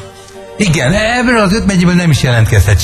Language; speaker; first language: Hungarian; native; Hungarian